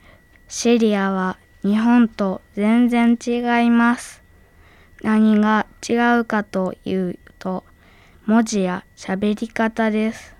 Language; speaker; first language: Japanese; early bilingual, other home language; Arabic